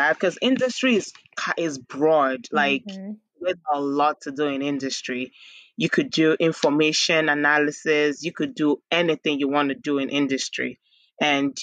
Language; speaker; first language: English; non-native, local second language; Igbo